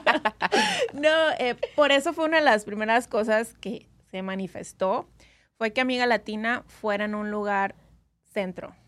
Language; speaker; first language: Spanish; native; Spanish